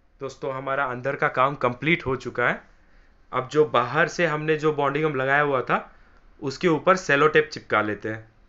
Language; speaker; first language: Hindi; non-native, local second language; Marathi